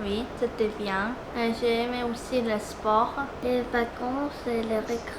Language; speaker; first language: French; non-native, learner; Korean